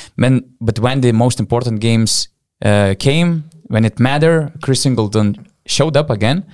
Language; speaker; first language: English; non-native, fluent; Lithuanian